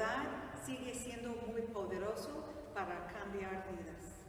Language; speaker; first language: Spanish; non-native, fluent; English